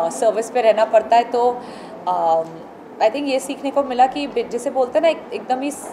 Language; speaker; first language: Hindi; native; Hindi